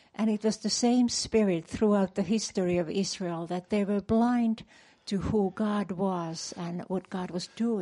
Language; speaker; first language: English; non-native, fluent; Finnish